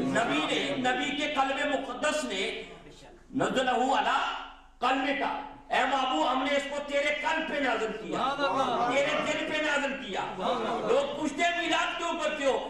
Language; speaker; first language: Urdu; non-native, local second language; Pashto